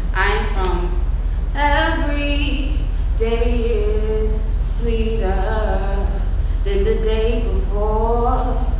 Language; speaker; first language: English; non-native, fluent; Spanish